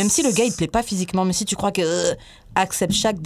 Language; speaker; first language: French; native; French